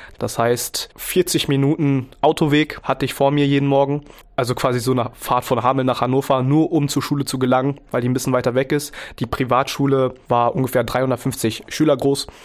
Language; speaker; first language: German; early bilingual, other home language; Vietnamese